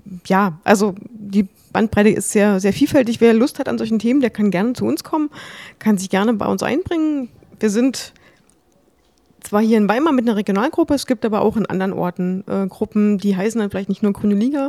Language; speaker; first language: German; native; German